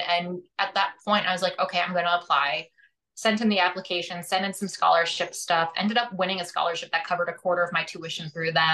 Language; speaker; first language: English; native; English